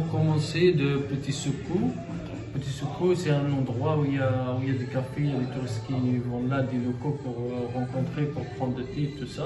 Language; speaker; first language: French; non-native, local second language; Arabic